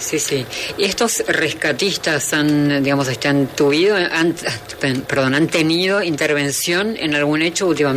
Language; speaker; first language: Spanish; native; Spanish